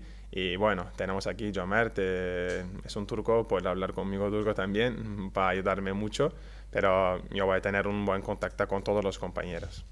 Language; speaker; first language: Spanish; non-native, learner; Turkish